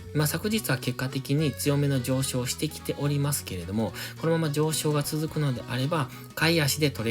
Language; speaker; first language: Japanese; native; Japanese